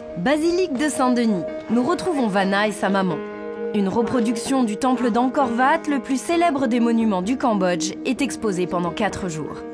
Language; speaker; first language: French; native; French